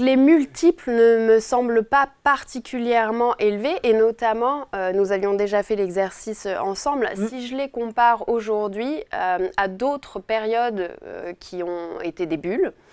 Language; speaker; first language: French; native; French